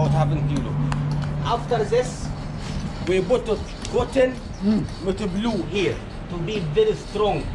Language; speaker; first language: English; non-native, learner; Arabic